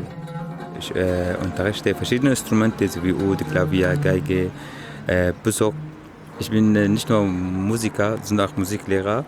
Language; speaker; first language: German; non-native, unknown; Arabic